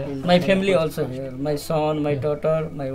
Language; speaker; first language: English; non-native, learner; Nepali